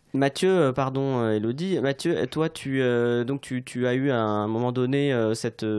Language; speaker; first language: French; native; French